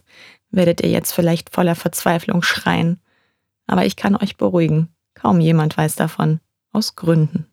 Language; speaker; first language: German; native; German